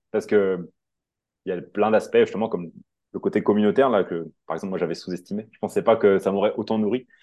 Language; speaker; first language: French; native; French